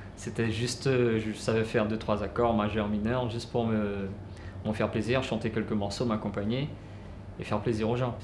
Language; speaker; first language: French; early bilingual, other home language; Portuguese